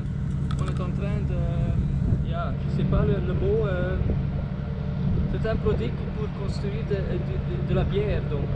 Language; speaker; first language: French; non-native, learner; Dutch